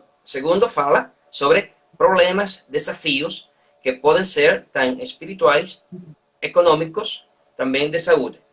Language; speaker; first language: Portuguese; non-native, learner; Spanish